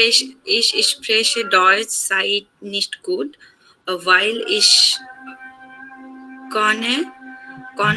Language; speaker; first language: German; non-native, learner; Bangla